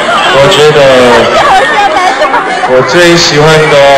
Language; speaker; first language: Chinese; non-native, learner; Korean